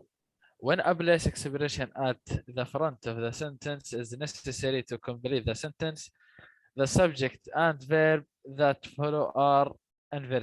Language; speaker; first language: English; non-native, learner; Arabic